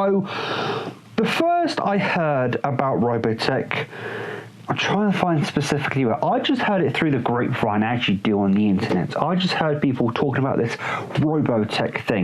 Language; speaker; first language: English; native; English